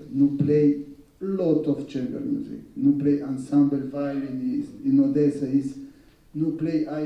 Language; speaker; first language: English; non-native, learner; Russian